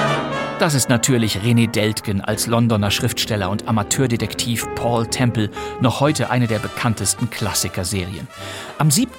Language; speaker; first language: German; native; German